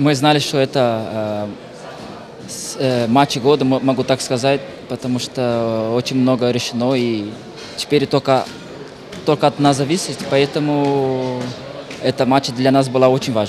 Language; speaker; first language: Russian; non-native, fluent; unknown